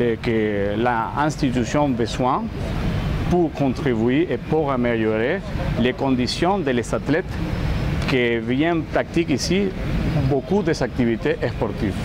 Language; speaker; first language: French; non-native, learner; Spanish